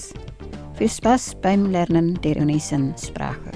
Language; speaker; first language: German; non-native, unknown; Indonesian